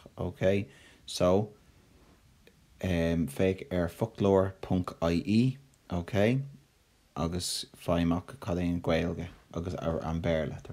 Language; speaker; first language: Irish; non-native, local second language; English